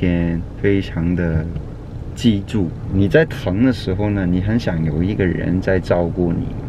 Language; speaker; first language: Chinese; non-native, local second language; Cantonese